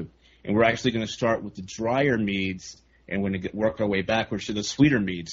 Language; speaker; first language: English; native; English